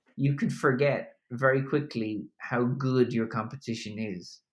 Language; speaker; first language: English; native; English